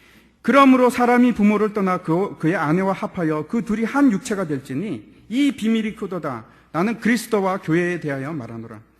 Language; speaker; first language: Korean; native; Korean